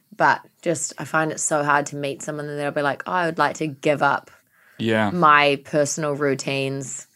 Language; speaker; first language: English; native; English